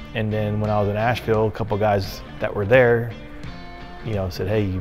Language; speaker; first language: English; native; English